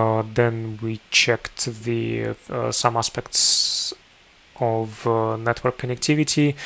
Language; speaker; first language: English; non-native, fluent; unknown